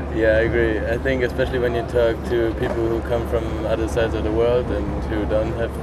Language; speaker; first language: English; non-native, fluent; German